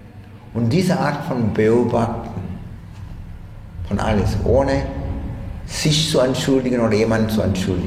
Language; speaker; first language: German; non-native, fluent; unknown